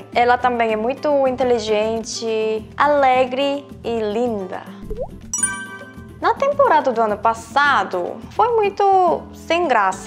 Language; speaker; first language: Portuguese; non-native, fluent; Korean